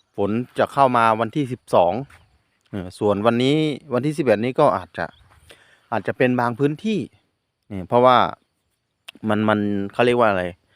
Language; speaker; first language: Thai; non-native, local second language; Northeastern Thai